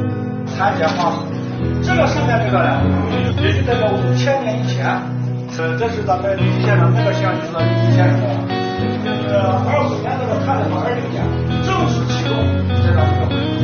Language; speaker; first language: Chinese; native; Chinese